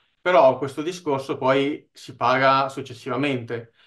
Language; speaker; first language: Italian; native; Italian